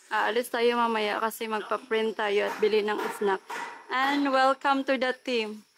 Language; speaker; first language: Filipino; non-native, local second language; Cebuano